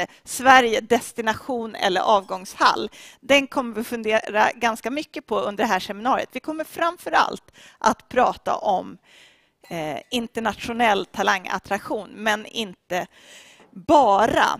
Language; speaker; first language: Swedish; native; Swedish